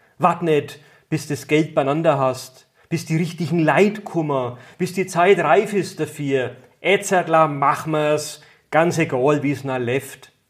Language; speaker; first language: German; native; German